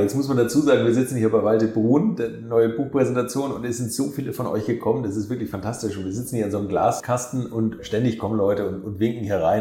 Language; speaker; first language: German; native; German